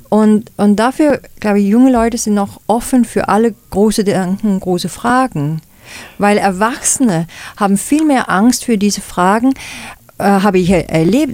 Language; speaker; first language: German; non-native, fluent; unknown